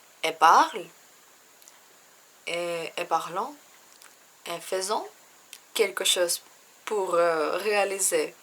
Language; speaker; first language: French; non-native, learner; Russian